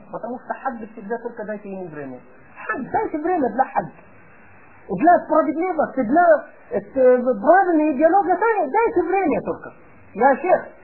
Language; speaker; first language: Russian; non-native, fluent; Arabic